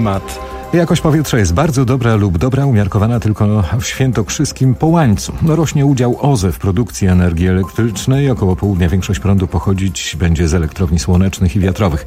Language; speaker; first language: Polish; native; Polish